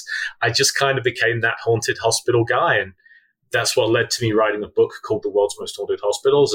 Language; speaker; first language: English; native; English